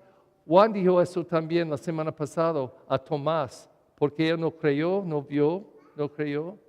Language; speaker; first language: Spanish; non-native, learner; English